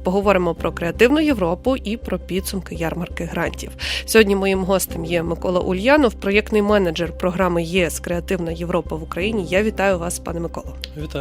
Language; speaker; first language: Ukrainian; native; Ukrainian